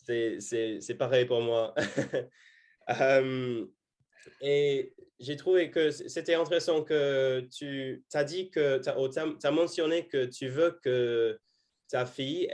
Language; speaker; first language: French; non-native, fluent; English